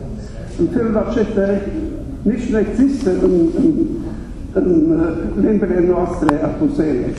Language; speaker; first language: Romanian; non-native, fluent; German